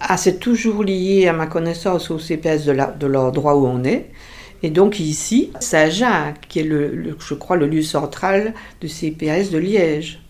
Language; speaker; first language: French; native; French